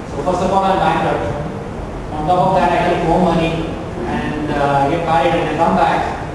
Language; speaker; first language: English; non-native, local second language; Kannada